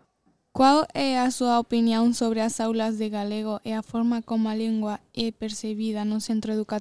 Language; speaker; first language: Portuguese; non-native, learner; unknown